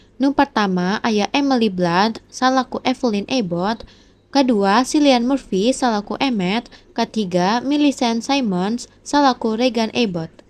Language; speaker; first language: Sundanese; non-native, local second language; Indonesian